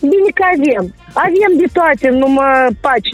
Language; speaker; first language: Romanian; non-native, local second language; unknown